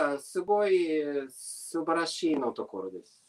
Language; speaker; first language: Japanese; non-native, learner; Russian